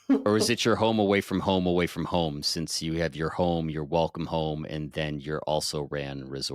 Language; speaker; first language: English; native; English